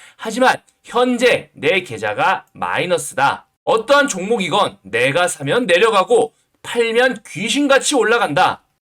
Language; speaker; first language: Korean; native; Korean